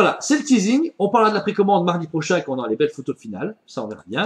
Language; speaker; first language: French; native; French